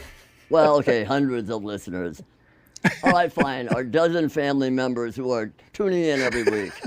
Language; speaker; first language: English; native; English